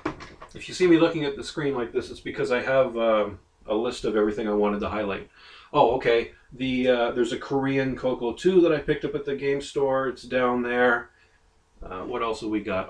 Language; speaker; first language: English; native; English